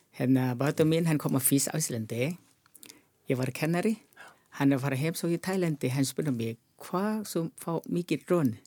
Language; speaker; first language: Icelandic; non-native, learner; Thai